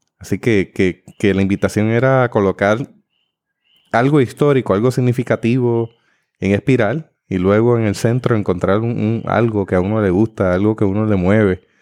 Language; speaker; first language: Spanish; native; Spanish